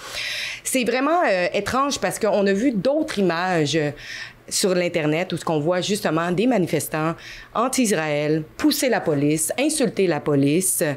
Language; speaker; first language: French; native; French